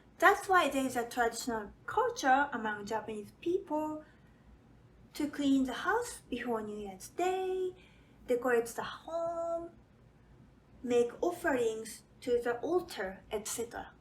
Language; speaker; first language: English; non-native, fluent; Japanese